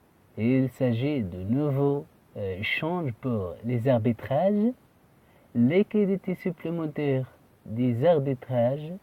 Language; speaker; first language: French; non-native, fluent; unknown